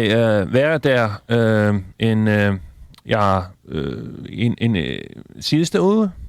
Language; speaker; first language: Danish; non-native, learner; Icelandic